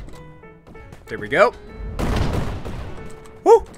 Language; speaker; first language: English; native; English